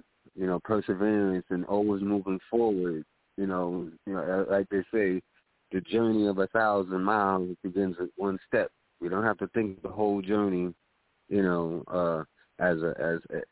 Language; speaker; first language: English; native; English